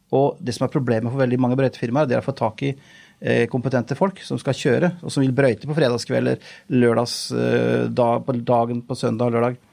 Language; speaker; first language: Norwegian; native; Norwegian